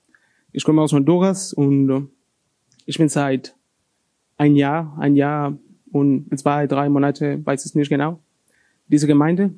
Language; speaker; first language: German; non-native, learner; Spanish